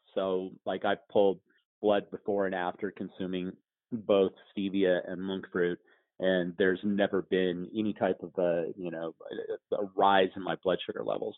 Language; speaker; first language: English; native; English